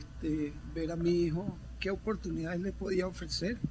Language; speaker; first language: Portuguese; non-native, learner; Spanish